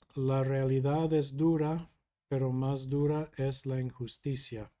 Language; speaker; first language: Spanish; non-native, fluent; English